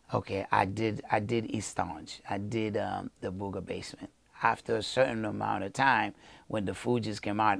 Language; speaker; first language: English; early bilingual, other home language; Haitian Creole